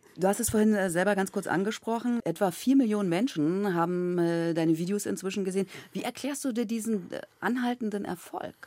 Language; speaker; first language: German; native; German